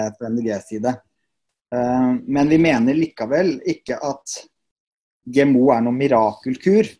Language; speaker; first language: Norwegian; native; Norwegian